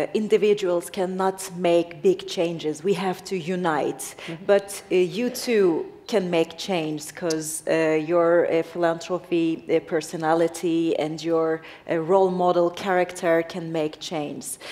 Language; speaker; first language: English; non-native, fluent; Turkish